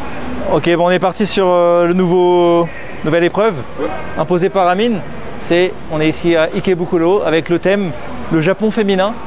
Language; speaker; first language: French; native; French